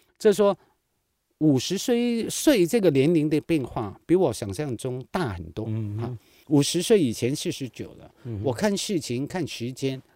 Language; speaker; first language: Chinese; non-native, local second language; Cantonese